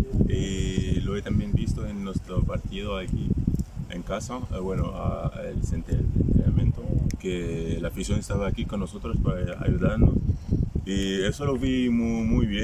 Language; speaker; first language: Spanish; non-native, fluent; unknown